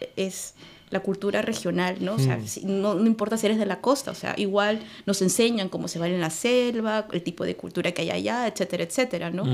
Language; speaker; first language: Spanish; native; Spanish